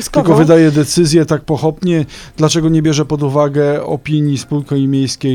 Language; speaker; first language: Polish; native; Polish